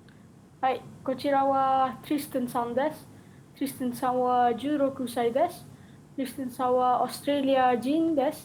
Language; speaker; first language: Japanese; non-native, learner; Malay